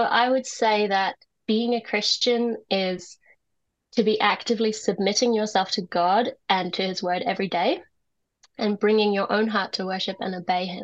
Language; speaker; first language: English; native; English